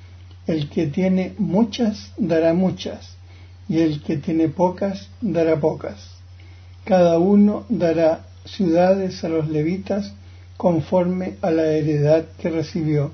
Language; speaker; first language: Spanish; native; Spanish